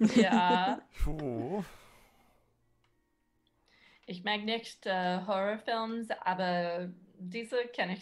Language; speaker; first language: German; non-native, learner; English